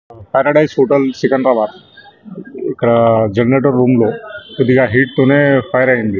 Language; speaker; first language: Telugu; non-native, local second language; Urdu